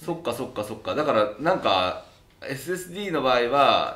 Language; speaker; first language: Japanese; native; Japanese